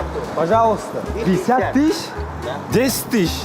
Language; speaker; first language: Russian; non-native, local second language; Uzbek